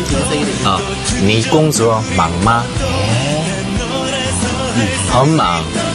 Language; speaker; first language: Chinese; non-native, learner; Korean